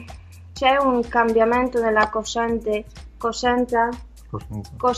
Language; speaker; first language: Italian; non-native, fluent; Romanian